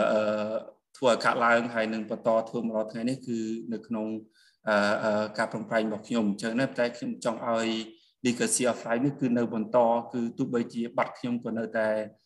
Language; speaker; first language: Khmer; native; Khmer